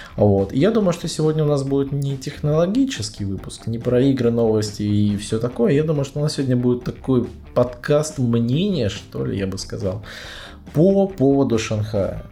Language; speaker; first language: Russian; native; Russian